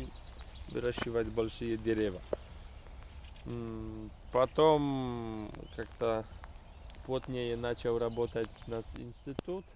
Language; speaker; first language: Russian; non-native, fluent; Polish